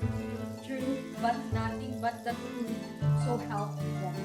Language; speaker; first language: English; non-native, local second language; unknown